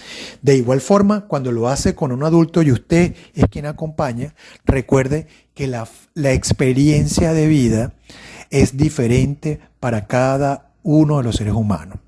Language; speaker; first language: Spanish; native; Spanish